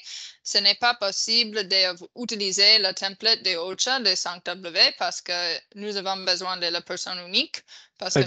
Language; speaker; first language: French; non-native, fluent; English